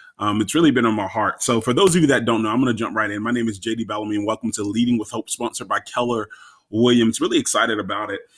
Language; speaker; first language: English; native; English